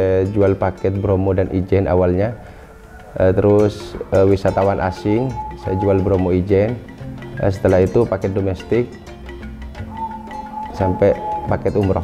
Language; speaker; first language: Indonesian; non-native, local second language; Madurese